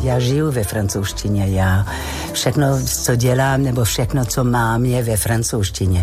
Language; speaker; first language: Czech; non-native, fluent; French